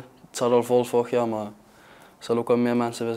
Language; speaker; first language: Dutch; native; Dutch